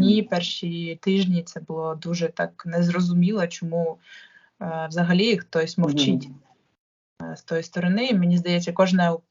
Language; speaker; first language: Ukrainian; non-native, local second language; Russian